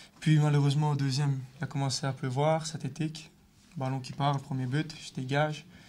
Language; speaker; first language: French; native; French